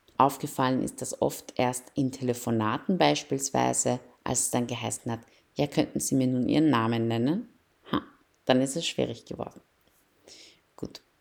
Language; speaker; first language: German; early bilingual, other home language; Persian